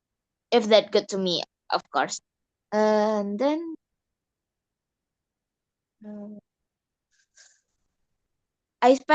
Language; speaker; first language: English; non-native, learner; Indonesian